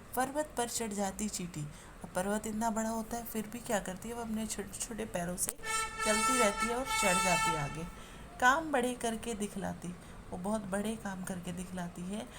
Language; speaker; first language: Hindi; native; Hindi